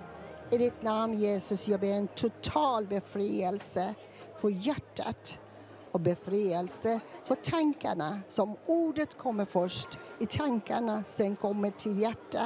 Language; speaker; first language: Swedish; non-native, fluent; Persian